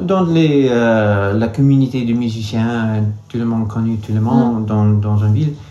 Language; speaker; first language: French; non-native, local second language; English